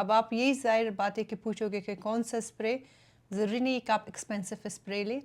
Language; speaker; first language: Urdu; non-native, fluent; Persian